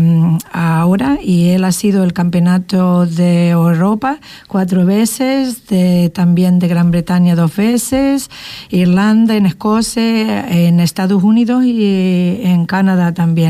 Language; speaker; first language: Spanish; non-native, fluent; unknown